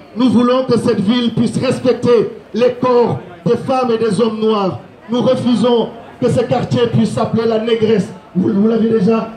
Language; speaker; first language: French; non-native, local second language; Wolof